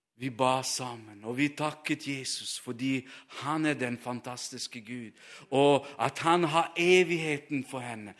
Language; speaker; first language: Norwegian; non-native, fluent; Ukrainian